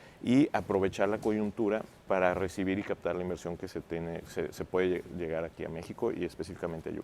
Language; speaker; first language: Spanish; native; Spanish